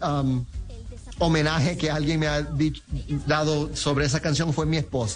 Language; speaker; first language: Spanish; early bilingual, heritage; Spanish